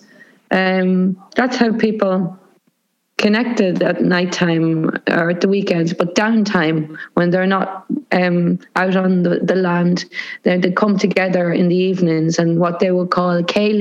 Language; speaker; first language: English; native; English